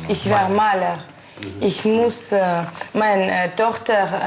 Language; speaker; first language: German; non-native, learner; Russian